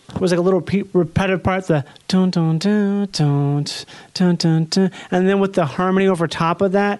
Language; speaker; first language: English; native; English